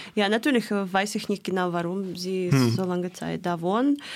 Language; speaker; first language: German; non-native, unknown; Russian